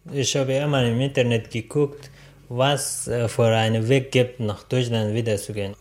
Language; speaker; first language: German; non-native, learner; Persian